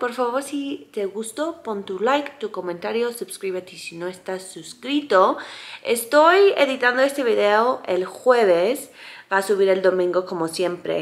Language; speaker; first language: Spanish; non-native, fluent; English